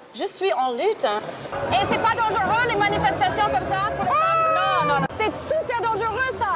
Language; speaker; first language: French; non-native, fluent; English